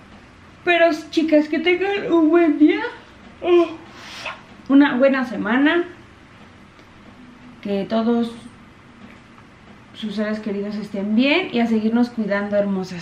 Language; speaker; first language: Spanish; native; Spanish